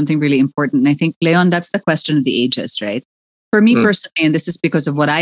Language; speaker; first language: English; native; English